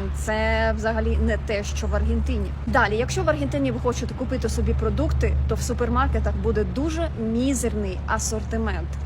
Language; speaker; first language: Ukrainian; native; Ukrainian